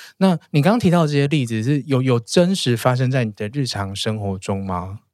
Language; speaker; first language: Chinese; native; Chinese